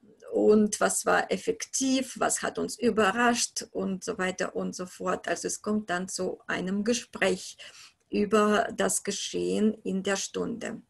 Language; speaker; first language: German; non-native, fluent; Russian